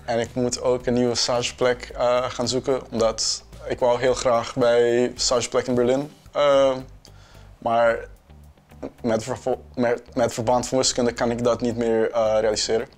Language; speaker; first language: Dutch; non-native, local second language; Papiamento